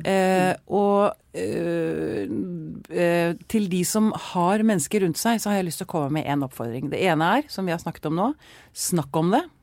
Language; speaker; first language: Norwegian; native; Norwegian